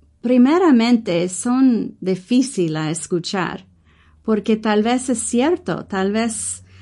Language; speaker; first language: Spanish; non-native, learner; English